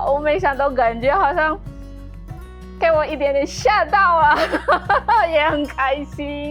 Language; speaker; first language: Chinese; non-native, learner; Indonesian